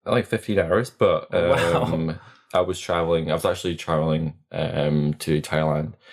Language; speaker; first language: English; non-native, fluent; Latvian